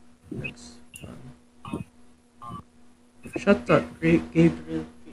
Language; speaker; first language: English; non-native, local second language; Filipino